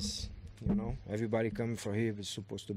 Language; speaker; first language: English; non-native, learner; Portuguese